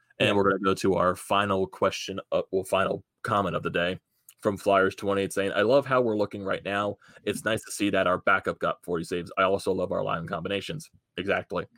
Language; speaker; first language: English; native; English